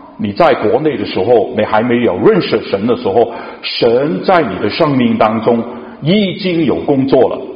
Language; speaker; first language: Chinese; non-native, local second language; Cantonese